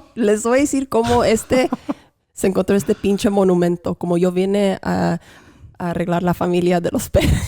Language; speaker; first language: Spanish; early bilingual, other home language; English